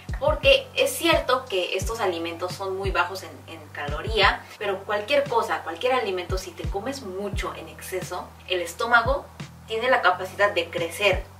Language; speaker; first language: Spanish; non-native, fluent; Korean